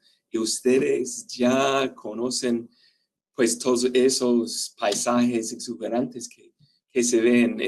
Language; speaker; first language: Spanish; non-native, fluent; English